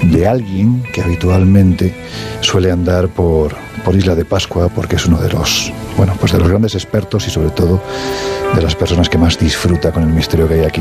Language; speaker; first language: Spanish; native; Spanish